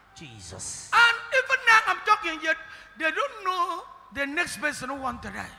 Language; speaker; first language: English; non-native, local second language; Ibibio